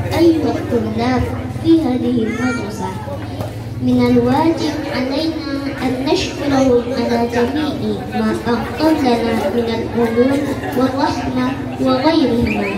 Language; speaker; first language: Arabic; non-native, learner; Indonesian